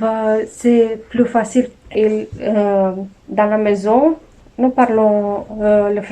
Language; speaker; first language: French; non-native, learner; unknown